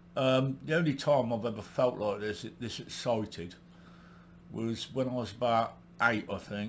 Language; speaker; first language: English; native; English